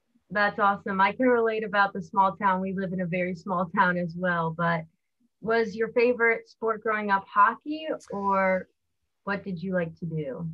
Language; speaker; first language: English; native; English